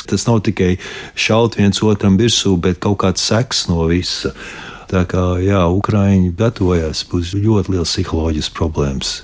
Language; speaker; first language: Latvian; early bilingual, heritage; Latvian